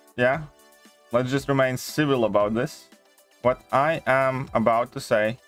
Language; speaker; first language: English; non-native, fluent; Latvian